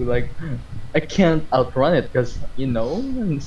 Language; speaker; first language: English; non-native, local second language; Filipino